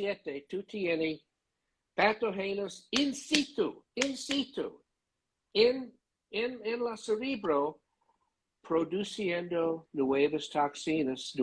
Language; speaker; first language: Spanish; non-native, learner; English